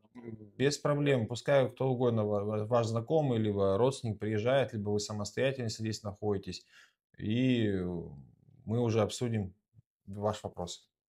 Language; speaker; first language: Russian; native; Russian